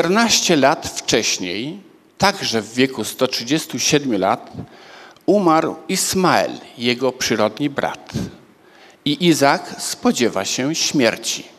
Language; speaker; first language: Polish; native; Polish